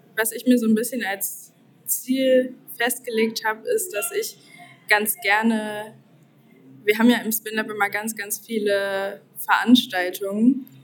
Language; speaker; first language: German; native; German